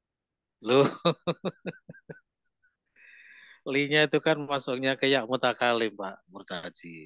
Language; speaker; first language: Indonesian; native; Indonesian